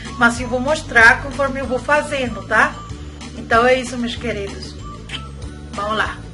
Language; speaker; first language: Portuguese; non-native, fluent; Spanish